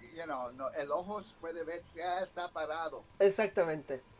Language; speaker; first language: Spanish; early bilingual, heritage; Spanish